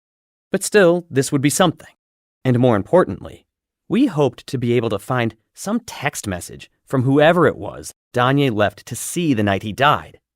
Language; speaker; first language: English; native; English